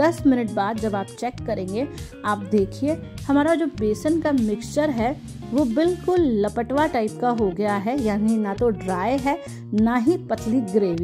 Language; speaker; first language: Hindi; native; Hindi